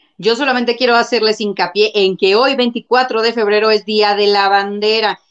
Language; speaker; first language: Spanish; native; Spanish